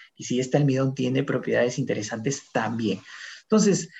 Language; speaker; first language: Spanish; native; Spanish